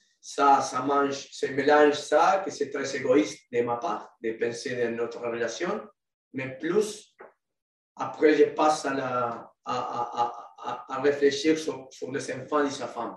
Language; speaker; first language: French; non-native, learner; Spanish